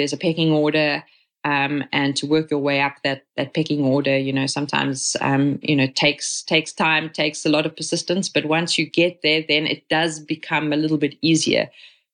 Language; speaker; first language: English; native; English